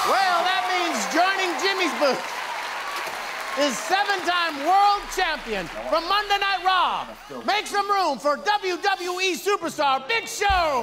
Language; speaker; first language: English; native; English